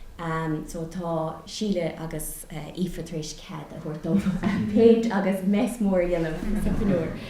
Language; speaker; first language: Irish; non-native, local second language; English